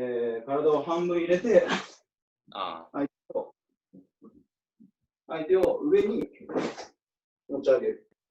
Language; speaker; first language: Japanese; native; Japanese